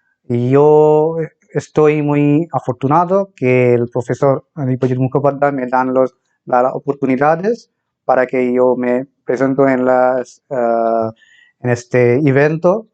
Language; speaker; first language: Spanish; non-native, fluent; Bangla